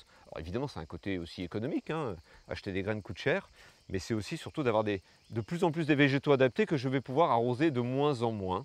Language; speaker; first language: French; native; French